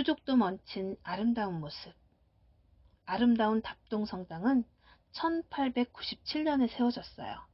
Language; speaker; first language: Korean; native; Korean